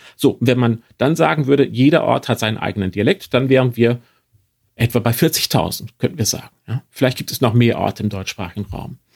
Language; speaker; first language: German; native; German